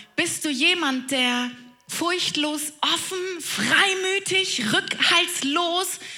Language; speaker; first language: German; native; German